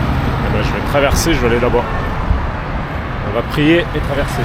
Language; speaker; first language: French; native; French